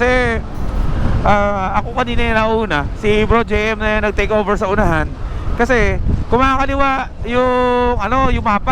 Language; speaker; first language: Filipino; native; Filipino